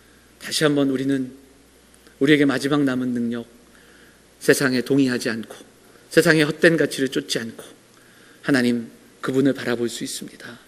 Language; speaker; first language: Korean; native; Korean